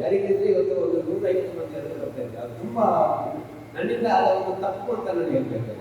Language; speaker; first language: Kannada; non-native, local second language; Tulu